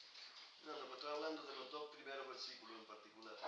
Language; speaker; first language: Spanish; native; Spanish